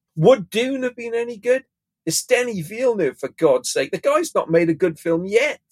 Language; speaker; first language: English; native; English